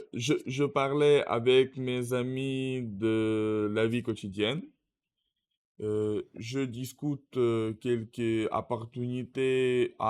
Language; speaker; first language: French; non-native, learner; Russian